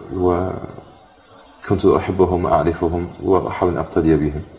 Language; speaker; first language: Arabic; non-native, fluent; English